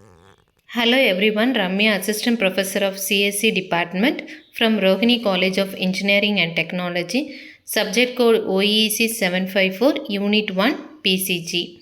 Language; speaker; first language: English; non-native, local second language; Tamil